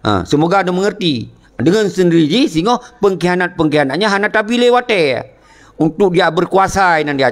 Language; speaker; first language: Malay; non-native, local second language; Achinese